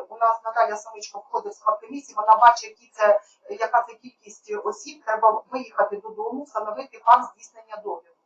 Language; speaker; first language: Ukrainian; native; Ukrainian